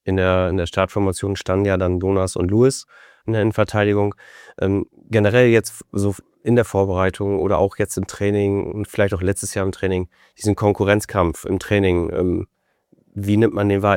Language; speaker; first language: German; native; German